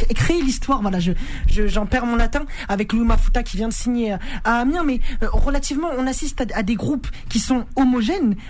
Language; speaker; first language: French; native; French